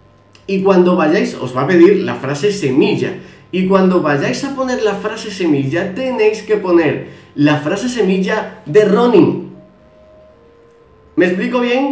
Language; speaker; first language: Spanish; native; Spanish